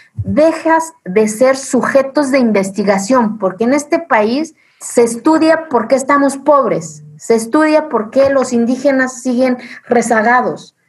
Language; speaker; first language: Spanish; early bilingual, other home language; Zapotec